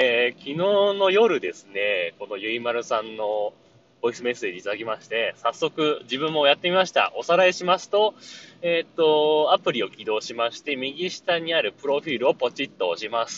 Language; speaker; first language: Japanese; native; Japanese